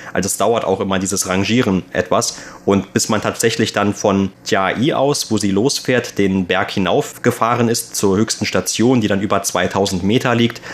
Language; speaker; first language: German; native; German